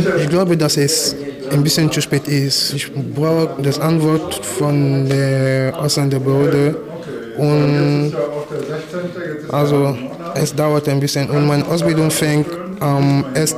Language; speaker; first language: German; non-native, fluent; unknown